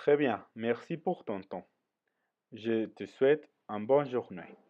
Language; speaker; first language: French; non-native, learner; Spanish